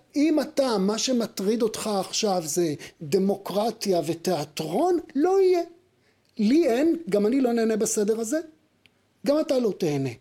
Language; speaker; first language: Hebrew; native; Hebrew